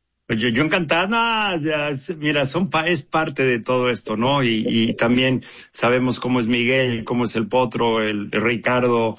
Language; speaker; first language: Spanish; native; Spanish